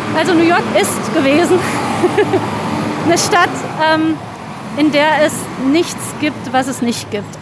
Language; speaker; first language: German; native; German